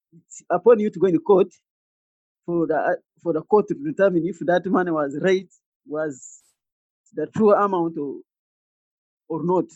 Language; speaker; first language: English; non-native, local second language; Ganda